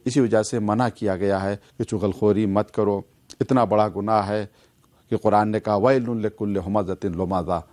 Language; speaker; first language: Urdu; native; Urdu